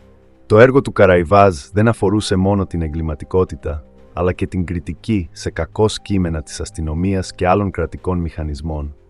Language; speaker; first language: Greek; native; Greek